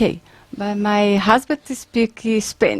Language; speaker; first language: English; non-native, learner; Portuguese